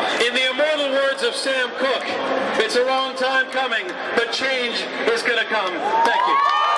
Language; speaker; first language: English; early bilingual, other home language; Persian